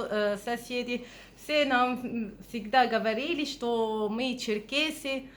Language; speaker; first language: Russian; non-native, fluent; Arabic